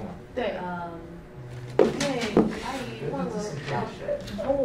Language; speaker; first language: Chinese; non-native, learner; English